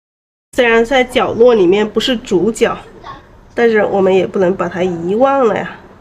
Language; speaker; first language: Chinese; native; Chinese